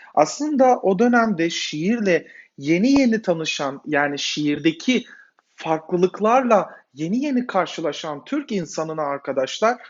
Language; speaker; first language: Turkish; native; Turkish